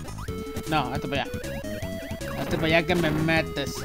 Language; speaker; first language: Spanish; native; Spanish